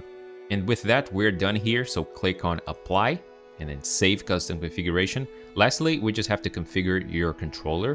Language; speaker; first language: English; non-native, fluent; Portuguese